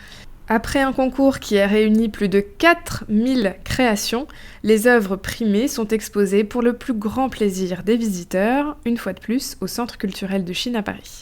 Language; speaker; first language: French; native; French